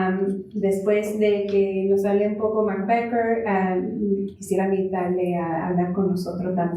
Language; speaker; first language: Spanish; non-native, fluent; English